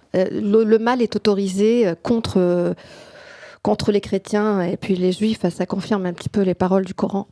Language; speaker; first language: French; non-native, local second language; Arabic